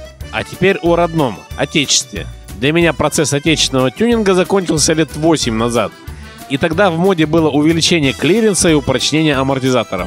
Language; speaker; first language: Russian; native; Russian